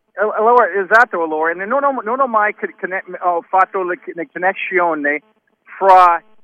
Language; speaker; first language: Italian; non-native, learner; English